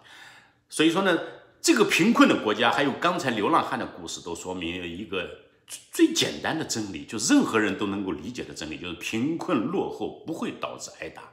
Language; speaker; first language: Chinese; native; Chinese